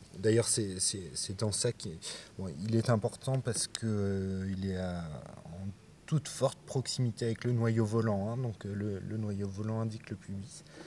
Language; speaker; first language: French; native; French